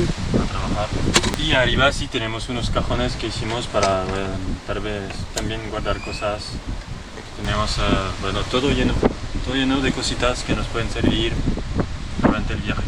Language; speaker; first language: Spanish; non-native, learner; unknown